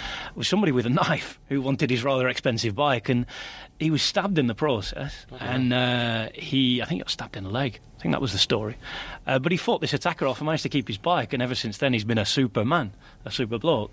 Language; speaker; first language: English; native; English